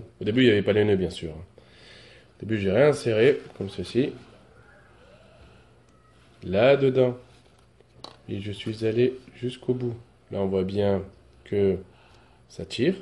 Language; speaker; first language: French; native; French